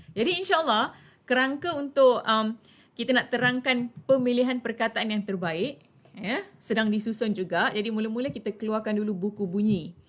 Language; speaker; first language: Malay; native; Malay